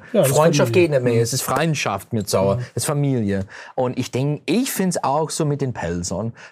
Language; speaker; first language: German; early bilingual, heritage; English